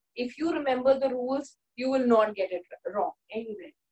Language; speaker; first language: English; non-native, local second language; Hindi